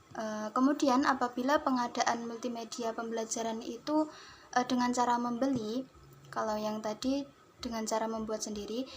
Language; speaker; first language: Indonesian; native; Indonesian